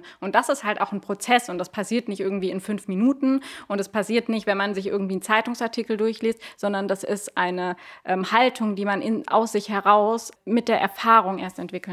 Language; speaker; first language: German; native; German